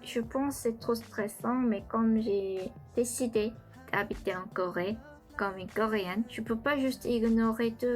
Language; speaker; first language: French; non-native, learner; Korean